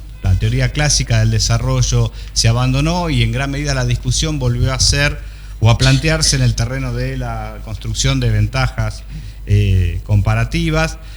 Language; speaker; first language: Spanish; native; Spanish